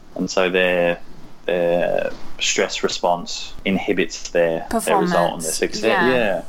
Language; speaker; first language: English; native; English